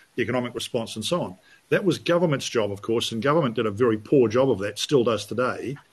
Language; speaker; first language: English; native; English